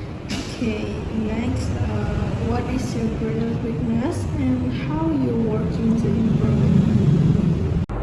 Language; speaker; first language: English; non-native, learner; Indonesian